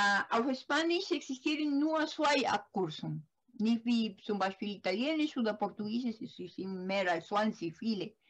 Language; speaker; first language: German; non-native, learner; Spanish